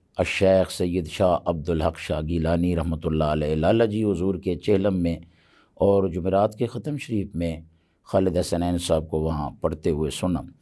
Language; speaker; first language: Urdu; non-native, local second language; Punjabi